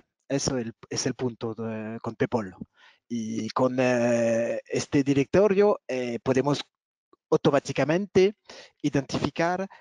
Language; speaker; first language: Spanish; non-native, fluent; French